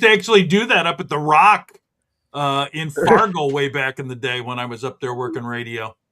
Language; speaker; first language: English; native; English